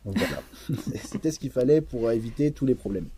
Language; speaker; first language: French; native; French